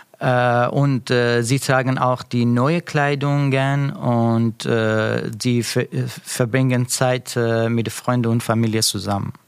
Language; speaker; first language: German; non-native, learner; Persian